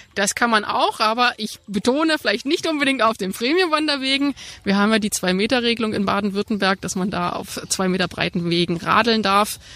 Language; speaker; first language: German; native; German